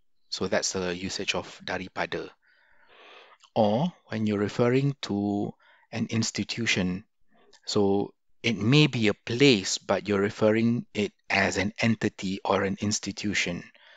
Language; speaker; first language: English; non-native, local second language; Malay